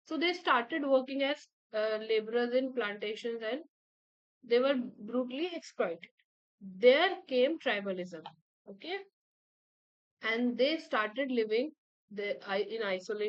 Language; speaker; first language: English; non-native, local second language; Hindi